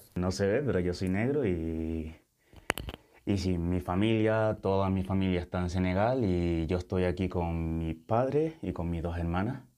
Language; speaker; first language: Spanish; early bilingual, other home language; Wolof